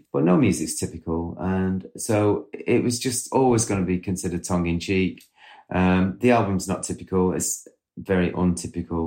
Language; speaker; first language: English; native; English